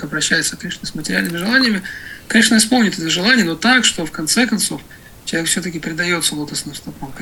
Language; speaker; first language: Russian; native; Russian